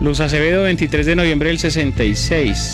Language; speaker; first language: Spanish; native; Spanish